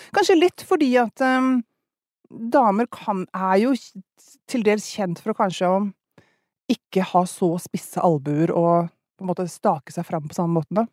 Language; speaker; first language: Norwegian; native; Norwegian